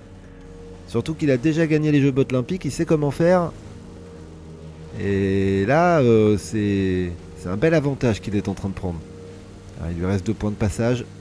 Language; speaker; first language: French; native; French